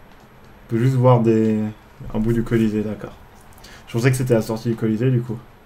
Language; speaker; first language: French; native; French